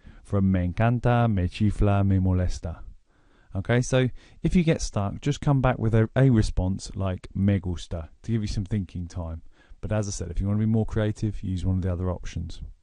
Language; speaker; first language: English; native; English